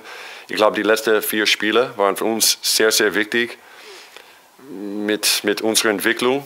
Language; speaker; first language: German; non-native, fluent; English